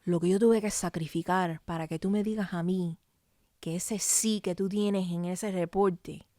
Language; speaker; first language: Spanish; early bilingual, heritage; Spanish